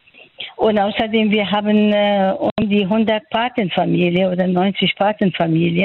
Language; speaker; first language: German; non-native, fluent; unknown